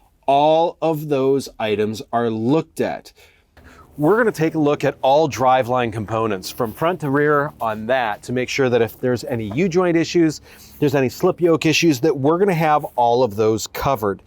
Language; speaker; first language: English; native; English